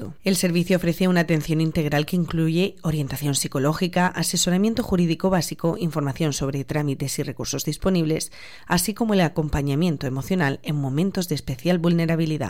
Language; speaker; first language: Spanish; native; Spanish